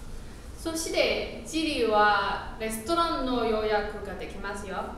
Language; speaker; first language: Japanese; non-native, learner; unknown